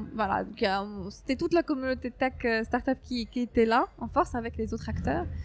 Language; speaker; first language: French; non-native, local second language; Arabic